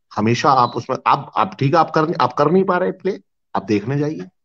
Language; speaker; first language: Hindi; native; Hindi